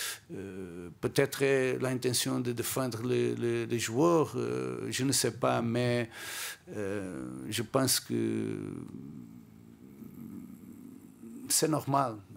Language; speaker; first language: French; non-native, learner; Portuguese